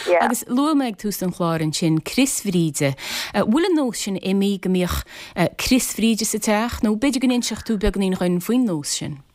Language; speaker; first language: Irish; native; Irish